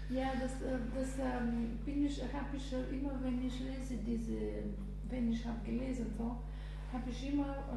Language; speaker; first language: German; non-native, learner; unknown